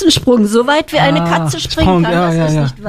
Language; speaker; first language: German; native; German